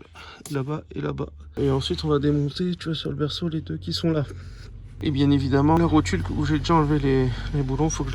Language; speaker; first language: French; native; French